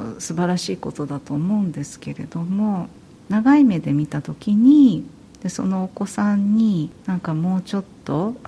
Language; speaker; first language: Japanese; early bilingual, heritage; Japanese